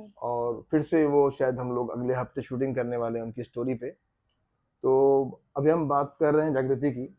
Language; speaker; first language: Hindi; native; Hindi